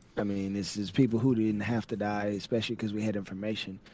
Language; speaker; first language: English; native; English